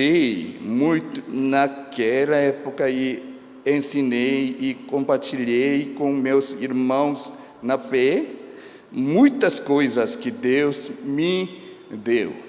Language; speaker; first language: Portuguese; non-native, fluent; Korean